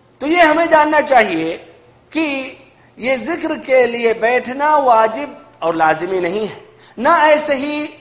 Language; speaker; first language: Urdu; native; Urdu